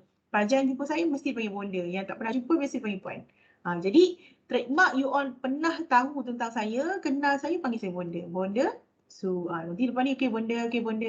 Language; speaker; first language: Malay; native; Malay